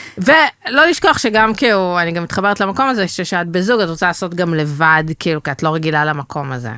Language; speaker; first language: Hebrew; native; Hebrew